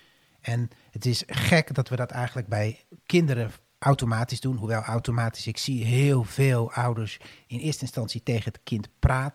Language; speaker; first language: Dutch; native; Dutch